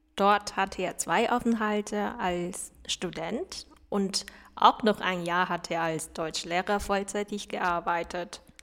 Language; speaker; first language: German; non-native, fluent; Chinese